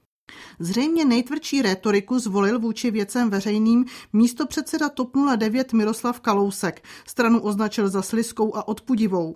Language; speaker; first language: Czech; native; Czech